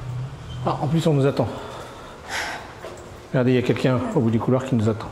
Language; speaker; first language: French; native; French